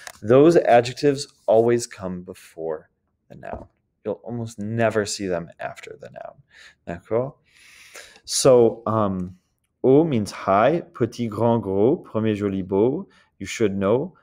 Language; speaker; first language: English; native; English